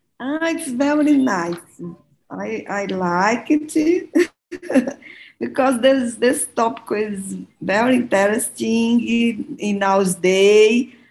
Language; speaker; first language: English; non-native, learner; Portuguese